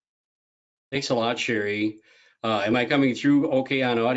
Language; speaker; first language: English; native; English